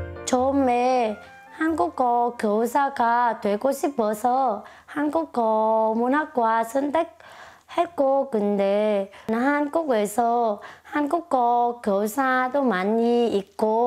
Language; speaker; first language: Korean; non-native, fluent; Vietnamese